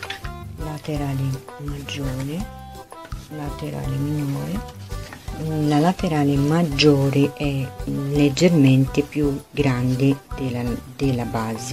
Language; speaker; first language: Italian; non-native, fluent; Portuguese